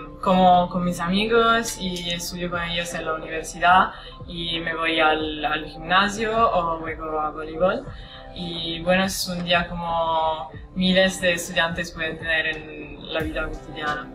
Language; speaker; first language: Spanish; non-native, fluent; Italian